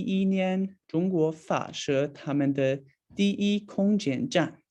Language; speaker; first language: Chinese; non-native, learner; English